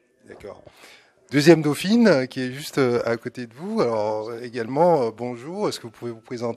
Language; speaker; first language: French; native; French